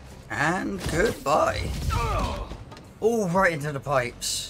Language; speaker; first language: English; native; English